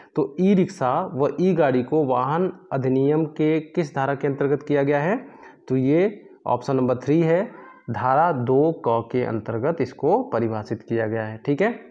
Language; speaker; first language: Hindi; native; Hindi